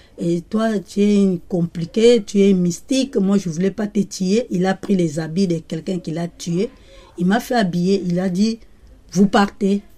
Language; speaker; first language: French; non-native, local second language; Lingala